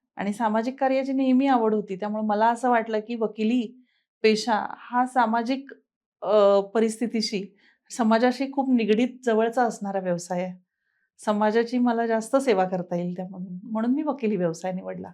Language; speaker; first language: Marathi; native; Marathi